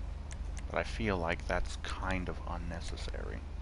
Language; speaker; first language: English; native; English